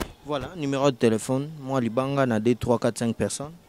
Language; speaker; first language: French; non-native, local second language; Lingala